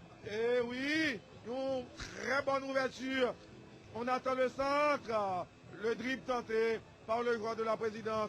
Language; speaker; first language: French; non-native, local second language; Haitian Creole